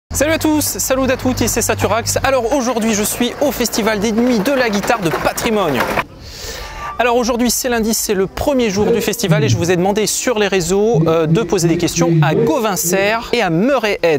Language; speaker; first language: French; native; French